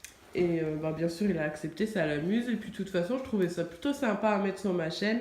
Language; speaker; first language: French; native; French